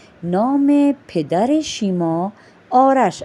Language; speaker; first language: Persian; non-native, fluent; Urdu